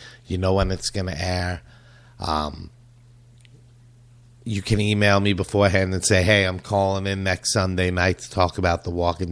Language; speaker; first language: English; native; English